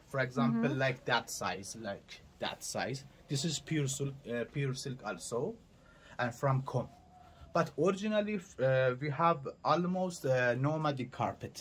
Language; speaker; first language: English; non-native, learner; Persian